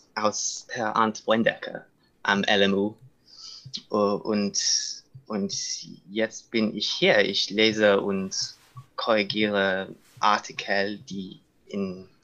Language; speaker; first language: German; non-native, learner; English